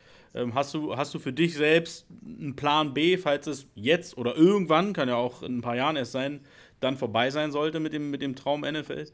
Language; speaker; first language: German; native; German